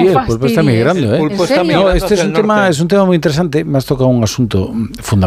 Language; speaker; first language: Spanish; native; Spanish